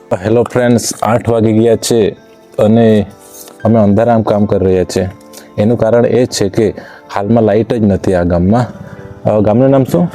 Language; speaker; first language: Gujarati; non-native, local second language; Kukna